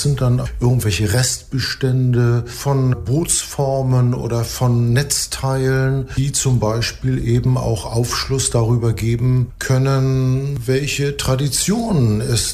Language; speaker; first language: German; native; German